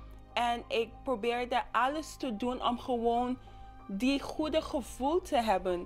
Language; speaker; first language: Dutch; non-native, local second language; English